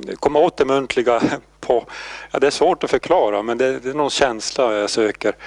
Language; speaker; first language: Swedish; native; Swedish